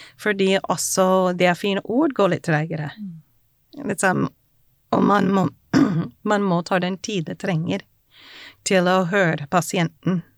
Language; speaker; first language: Norwegian; non-native, fluent; English